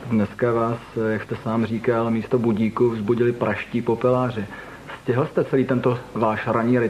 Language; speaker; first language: Czech; native; Czech